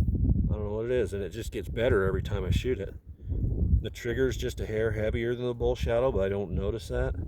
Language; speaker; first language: English; native; English